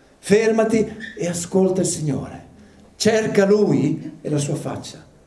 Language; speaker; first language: Italian; early bilingual, other home language; English